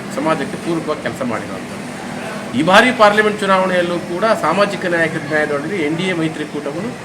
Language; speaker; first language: Kannada; non-native, local second language; Lambadi